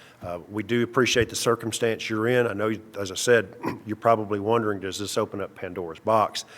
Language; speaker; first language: English; native; English